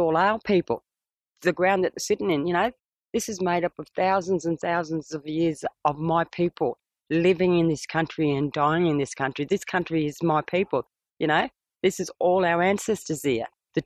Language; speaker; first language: English; native; English